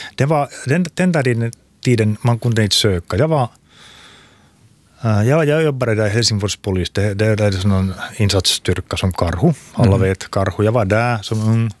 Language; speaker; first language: Swedish; non-native, local second language; Finnish